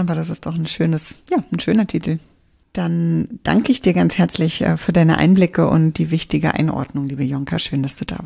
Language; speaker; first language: German; native; German